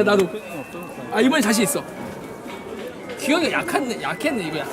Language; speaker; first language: Korean; native; Korean